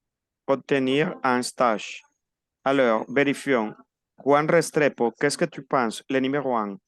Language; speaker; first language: French; non-native, fluent; Spanish